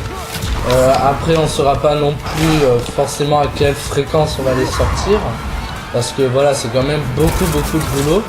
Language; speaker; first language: French; native; French